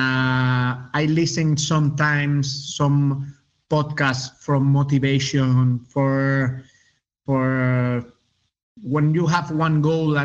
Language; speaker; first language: English; non-native, learner; Spanish